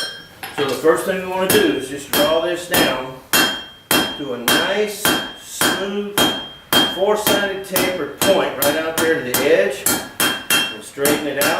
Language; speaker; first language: English; native; English